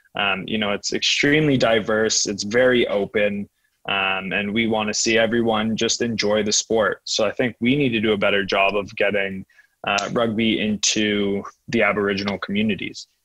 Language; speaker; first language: English; native; English